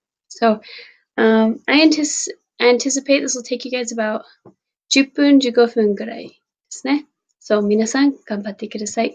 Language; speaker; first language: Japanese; non-native, fluent; English